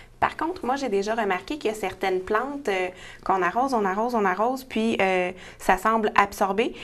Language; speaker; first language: French; native; French